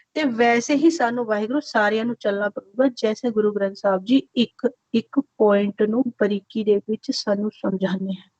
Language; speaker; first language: Hindi; non-native, local second language; Punjabi